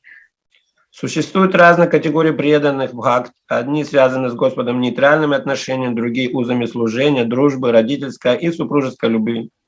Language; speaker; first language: Russian; native; Russian